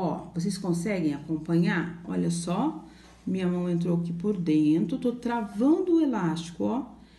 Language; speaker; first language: Portuguese; native; Portuguese